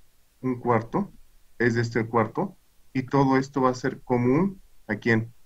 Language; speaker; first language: Spanish; native; Spanish